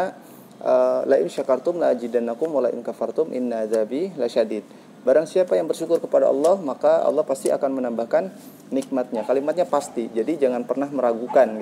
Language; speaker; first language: Indonesian; native; Indonesian